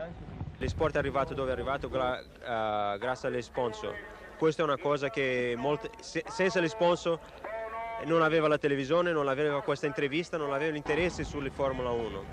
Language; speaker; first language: Italian; non-native, learner; Portuguese